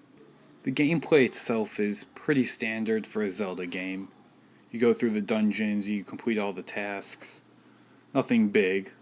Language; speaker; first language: English; native; English